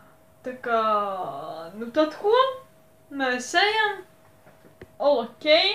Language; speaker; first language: Latvian; non-native, local second language; Russian